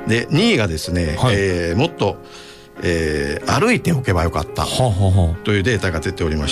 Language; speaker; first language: Japanese; native; Japanese